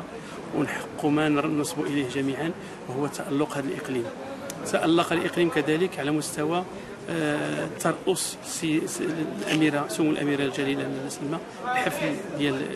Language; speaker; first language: Arabic; native; Arabic